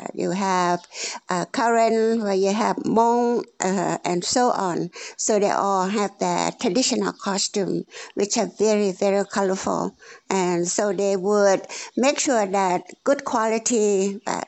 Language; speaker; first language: English; non-native, fluent; Thai